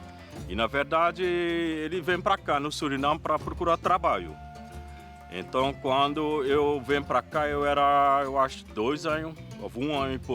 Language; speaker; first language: Portuguese; non-native, fluent; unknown